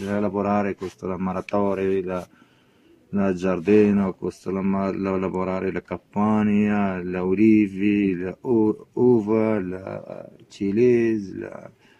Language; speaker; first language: Italian; non-native, learner; Arabic